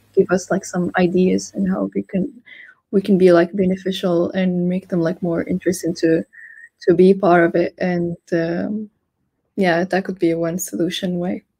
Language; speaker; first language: English; non-native, fluent; Arabic